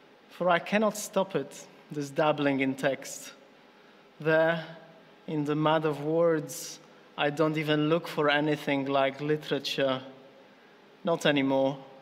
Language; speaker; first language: English; non-native, fluent; Polish